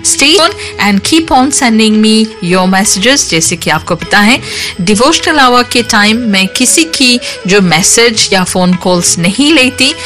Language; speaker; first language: Hindi; non-native, local second language; Morisyen